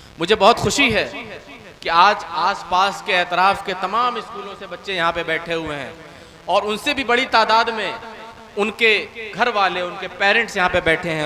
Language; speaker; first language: Hindi; native; Hindi